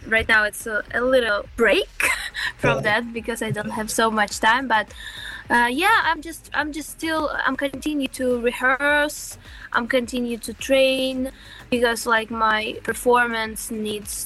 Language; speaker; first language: English; non-native, fluent; Ukrainian